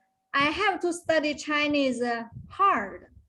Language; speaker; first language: English; non-native, fluent; Chinese